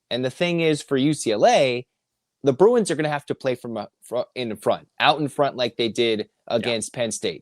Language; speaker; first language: English; native; English